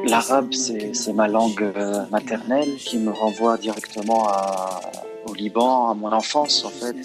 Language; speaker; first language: French; early bilingual, other home language; Arabic